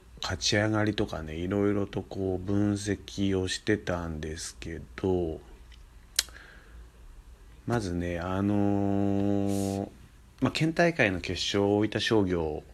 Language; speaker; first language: Japanese; native; Japanese